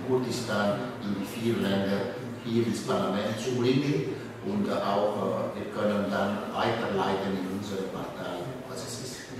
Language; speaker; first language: German; non-native, local second language; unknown